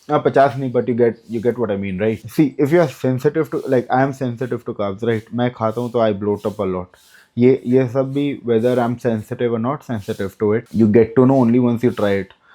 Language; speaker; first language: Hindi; non-native, local second language; Bangla